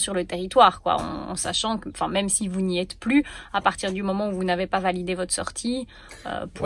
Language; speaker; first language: French; native; French